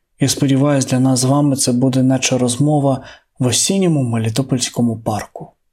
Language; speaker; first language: Ukrainian; non-native, local second language; Russian